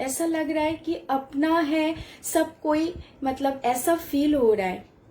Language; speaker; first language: Hindi; non-native, local second language; Bangla